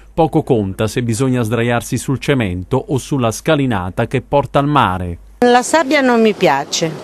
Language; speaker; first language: Italian; native; Italian